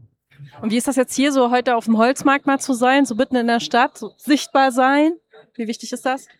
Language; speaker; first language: German; native; German